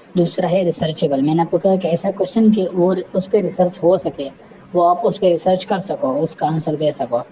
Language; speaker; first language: Urdu; non-native, local second language; Pashto